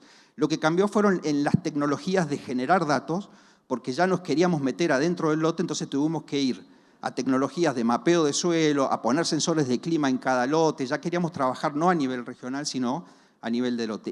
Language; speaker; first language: Spanish; native; Spanish